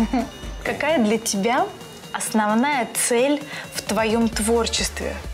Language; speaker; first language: Russian; native; Russian